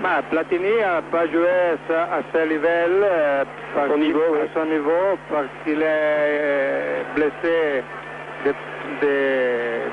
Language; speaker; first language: French; non-native, learner; Italian